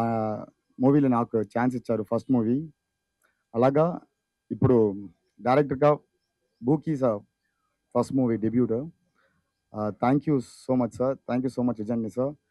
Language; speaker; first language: Telugu; non-native, fluent; Tamil